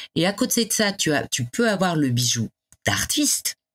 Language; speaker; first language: French; native; French